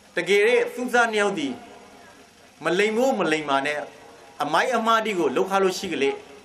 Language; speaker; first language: Burmese; native; Burmese